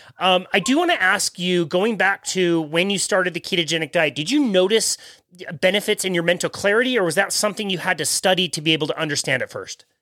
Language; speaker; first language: English; native; English